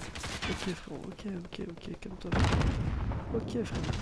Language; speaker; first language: French; native; French